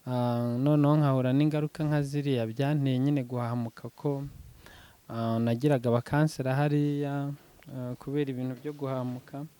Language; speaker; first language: Kinyarwanda; early bilingual, heritage; Kinyarwanda